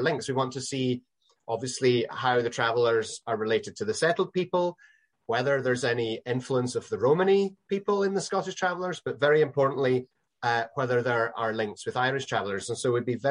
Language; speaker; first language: English; native; English